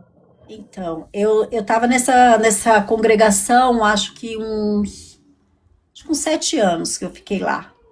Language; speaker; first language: Portuguese; native; Portuguese